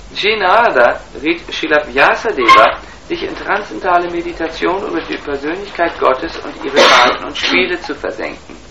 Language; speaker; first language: German; native; German